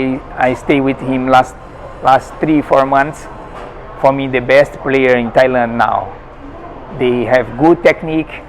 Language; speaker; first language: English; non-native, learner; Portuguese